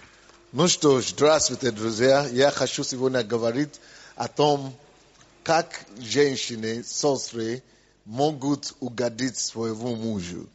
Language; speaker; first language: Russian; non-native, fluent; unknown